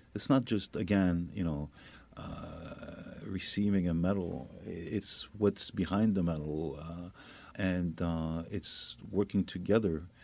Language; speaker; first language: English; non-native, fluent; French